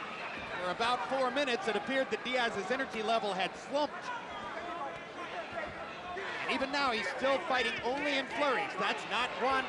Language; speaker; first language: English; native; English